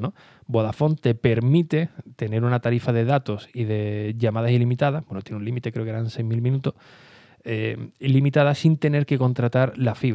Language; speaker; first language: Spanish; native; Spanish